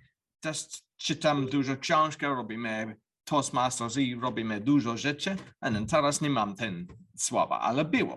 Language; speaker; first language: Polish; non-native, learner; English